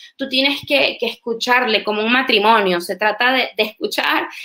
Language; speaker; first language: Spanish; native; Spanish